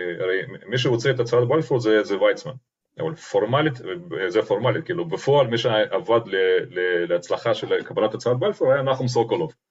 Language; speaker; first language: Hebrew; non-native, fluent; Russian